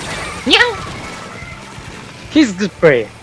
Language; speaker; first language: English; non-native, learner; Japanese